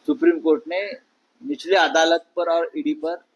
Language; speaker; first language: Hindi; non-native, local second language; Marathi